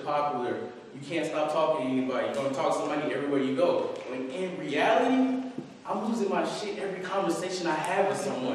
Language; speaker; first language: English; native; English